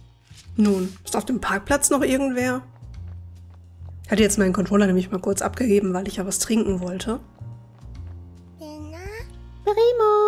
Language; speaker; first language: German; native; German